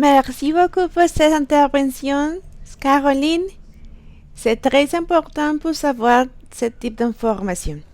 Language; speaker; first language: French; non-native, learner; Spanish